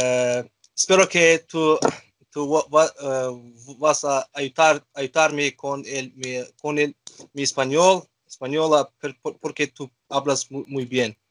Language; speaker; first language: Spanish; non-native, learner; Azerbaijani